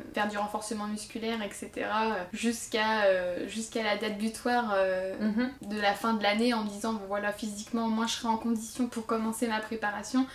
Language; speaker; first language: French; native; French